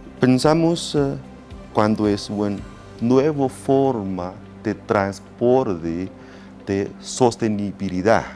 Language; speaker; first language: Spanish; non-native, learner; Chinese